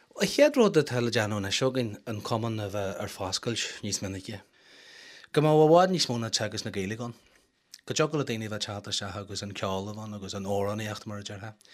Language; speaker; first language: Irish; non-native, local second language; English